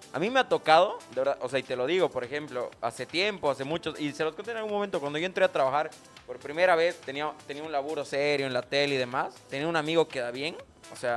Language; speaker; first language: Spanish; native; Spanish